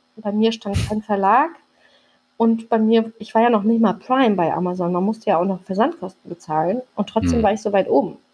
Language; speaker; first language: German; early bilingual, other home language; Turkish